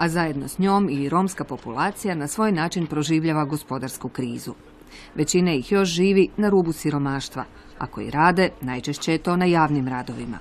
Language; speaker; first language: Croatian; native; Croatian